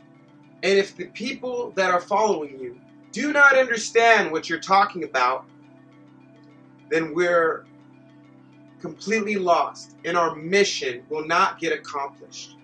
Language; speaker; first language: English; native; English